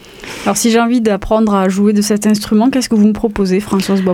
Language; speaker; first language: French; native; French